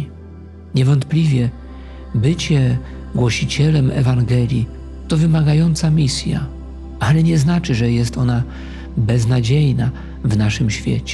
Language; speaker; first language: Polish; native; Polish